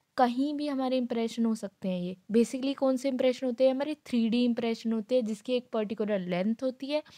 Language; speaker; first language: Hindi; native; Hindi